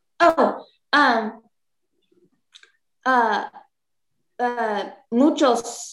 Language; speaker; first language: Spanish; non-native, learner; English